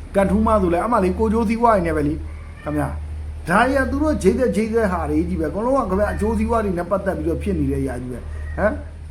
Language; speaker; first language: Burmese; native; Burmese